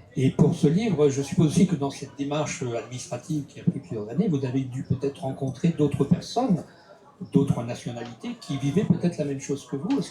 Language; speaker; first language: French; native; French